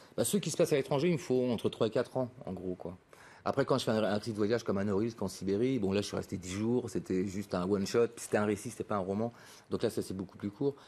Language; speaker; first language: French; native; French